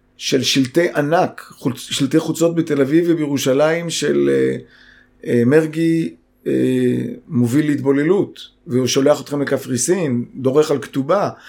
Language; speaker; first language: Hebrew; native; Hebrew